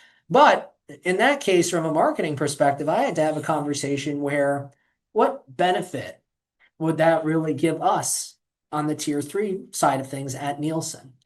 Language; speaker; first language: English; native; English